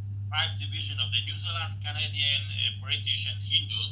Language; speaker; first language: English; non-native, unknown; Polish